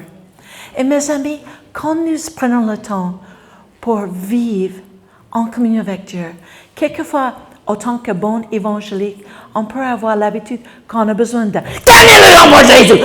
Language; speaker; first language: French; non-native, fluent; English